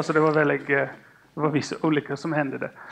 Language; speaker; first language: Swedish; non-native, fluent; English